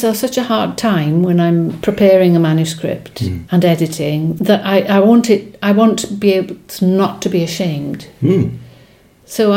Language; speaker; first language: English; non-native, local second language; Welsh